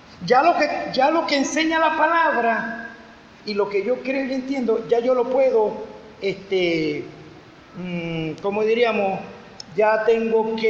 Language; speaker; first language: Spanish; native; Spanish